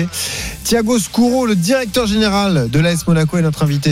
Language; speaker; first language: French; native; French